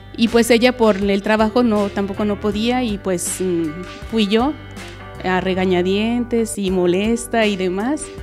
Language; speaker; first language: Spanish; native; Spanish